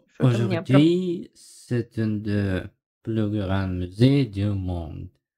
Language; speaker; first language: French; non-native, learner; Russian